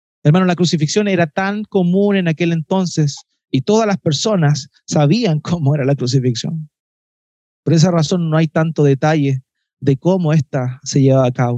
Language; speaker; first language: Spanish; native; Spanish